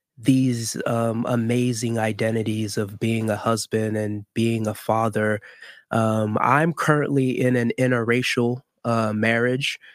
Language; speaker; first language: English; early bilingual, other home language; Haitian Creole